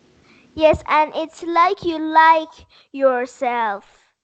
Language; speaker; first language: English; non-native, learner; Persian